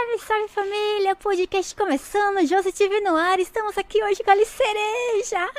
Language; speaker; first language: Portuguese; native; Portuguese